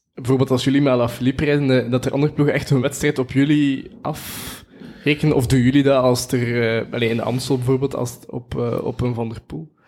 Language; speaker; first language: Dutch; native; Dutch